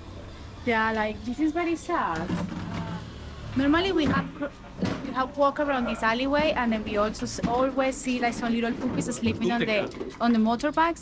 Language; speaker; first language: English; non-native, fluent; Spanish